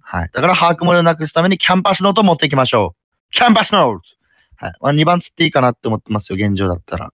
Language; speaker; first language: Japanese; native; Japanese